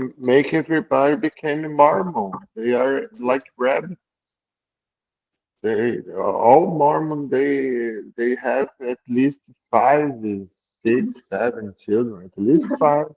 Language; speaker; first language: English; non-native, learner; Portuguese